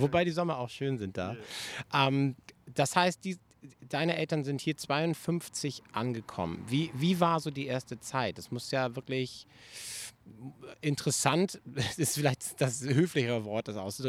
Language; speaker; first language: German; native; German